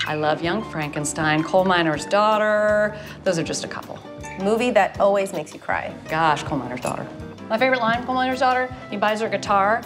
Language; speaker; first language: English; native; English